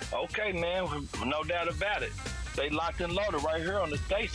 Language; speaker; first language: English; native; English